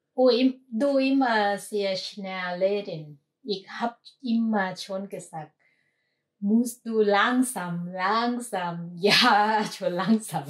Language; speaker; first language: German; non-native, learner; Thai